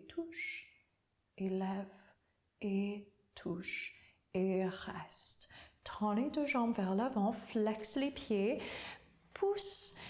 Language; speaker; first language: French; non-native, fluent; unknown